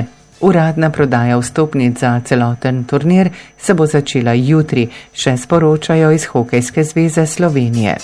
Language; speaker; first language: Slovenian; native; Slovenian